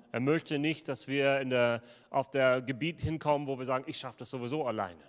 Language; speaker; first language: German; native; German